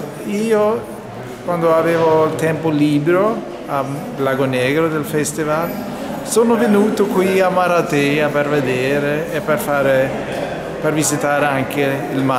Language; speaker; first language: Italian; non-native, fluent; Swedish